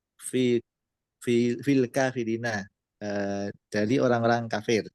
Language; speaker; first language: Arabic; non-native, learner; Indonesian